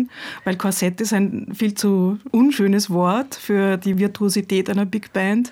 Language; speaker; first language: German; native; German